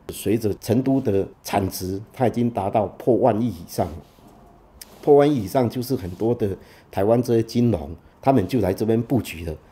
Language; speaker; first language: Chinese; native; Chinese